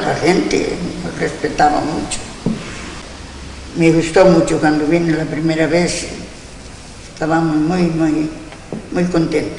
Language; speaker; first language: Spanish; non-native, local second language; Galician